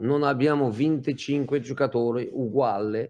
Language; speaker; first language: Italian; non-native, fluent; Portuguese